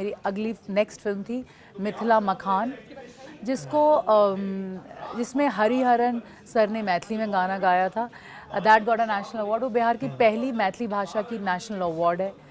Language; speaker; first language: Hindi; non-native, local second language; Bhojpuri